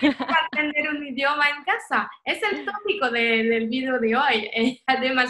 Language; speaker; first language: Spanish; non-native, fluent; French